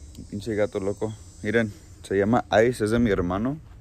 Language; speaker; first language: Spanish; early bilingual, heritage; Spanish